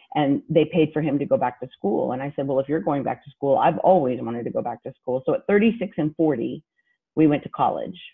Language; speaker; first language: English; native; English